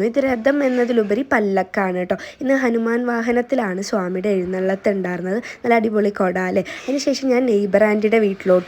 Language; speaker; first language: Malayalam; native; Malayalam